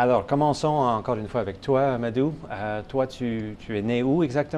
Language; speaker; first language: French; native; French